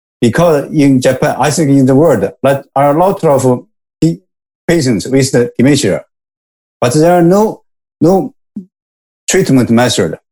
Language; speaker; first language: English; non-native, learner; Japanese